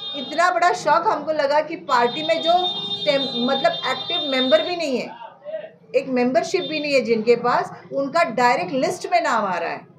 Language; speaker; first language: Hindi; non-native, local second language; Marathi